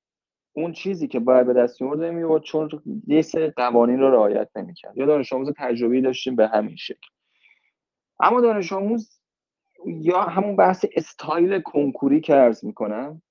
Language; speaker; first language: Persian; native; Persian